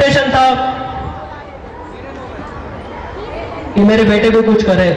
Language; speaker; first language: Hindi; non-native, local second language; Marathi